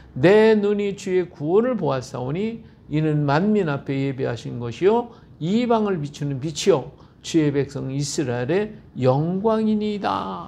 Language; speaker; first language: Korean; native; Korean